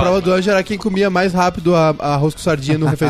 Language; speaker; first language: Portuguese; native; Portuguese